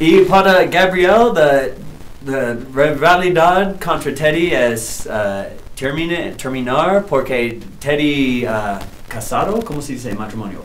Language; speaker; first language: Spanish; non-native, learner; English